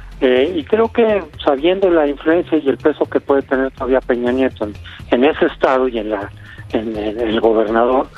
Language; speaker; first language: Spanish; native; Spanish